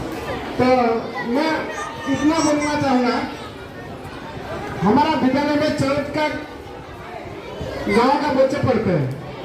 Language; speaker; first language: Hindi; non-native, local second language; Odia